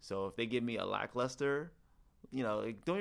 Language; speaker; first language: English; native; English